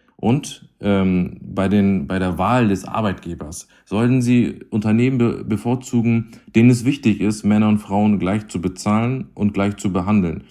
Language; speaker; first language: German; native; German